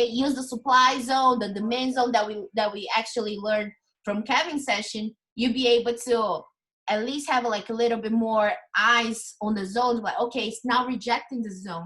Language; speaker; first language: English; non-native, fluent; Portuguese